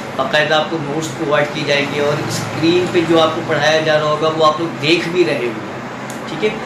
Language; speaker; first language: Urdu; native; Urdu